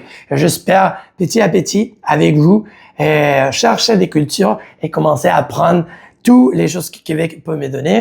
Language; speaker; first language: French; non-native, learner; Spanish